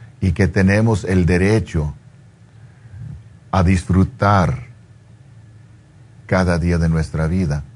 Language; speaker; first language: Spanish; early bilingual, heritage; Spanish